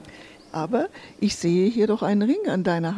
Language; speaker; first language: German; native; German